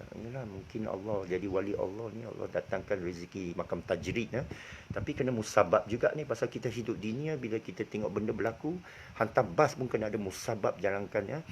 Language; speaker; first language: Malay; non-native, local second language; Chinese